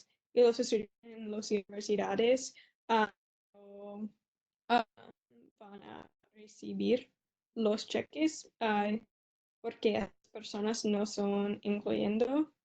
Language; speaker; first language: Spanish; non-native, learner; English